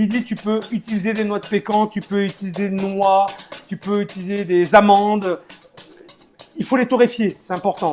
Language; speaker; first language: French; native; French